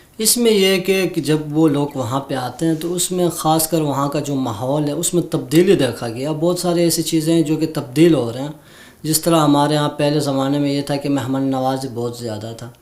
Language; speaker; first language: Urdu; non-native, local second language; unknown